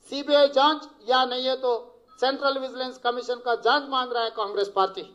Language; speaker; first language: Hindi; non-native, local second language; Telugu